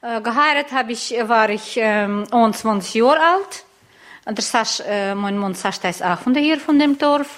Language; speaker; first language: German; early bilingual, heritage; German